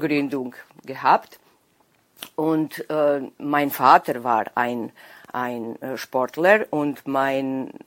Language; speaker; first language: German; non-native, local second language; Serbian